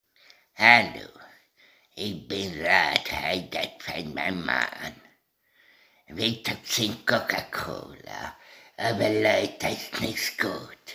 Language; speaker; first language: German; non-native, learner; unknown